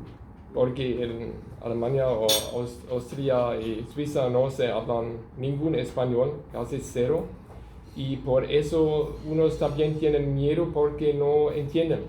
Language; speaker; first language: Spanish; non-native, fluent; German